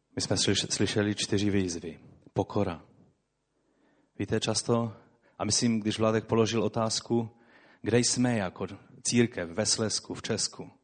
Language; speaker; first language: Czech; native; Czech